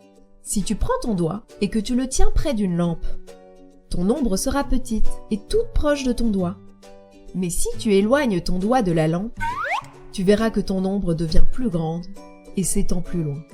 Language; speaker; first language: French; native; French